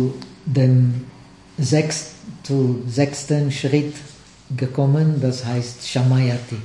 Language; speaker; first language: German; non-native, fluent; Czech